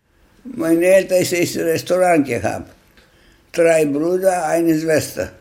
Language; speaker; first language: German; non-native, learner; Greek